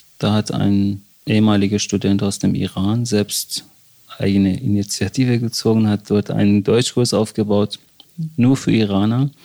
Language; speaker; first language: German; non-native, fluent; Persian